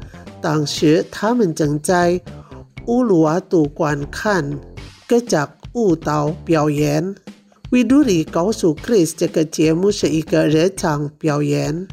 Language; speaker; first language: Chinese; non-native, fluent; Indonesian